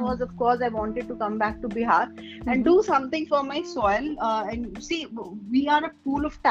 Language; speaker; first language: English; non-native, local second language; Hindi